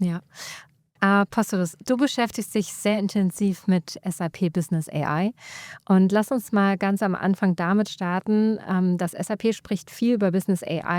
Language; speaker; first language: German; native; German